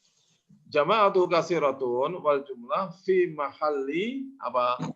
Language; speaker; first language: Arabic; non-native, learner; Indonesian